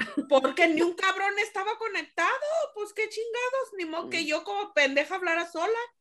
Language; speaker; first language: Spanish; early bilingual, heritage; Spanish